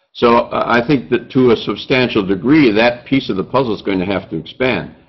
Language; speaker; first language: English; native; English